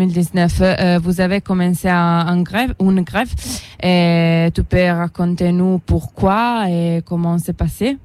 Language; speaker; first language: French; non-native, learner; Italian